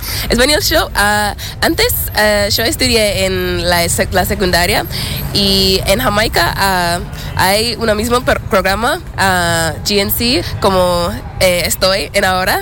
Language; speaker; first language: Spanish; non-native, learner; English